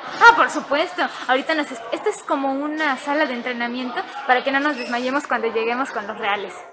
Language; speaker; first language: Spanish; native; Spanish